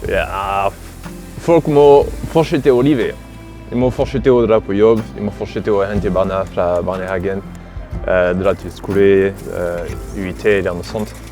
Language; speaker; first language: Norwegian; non-native, fluent; French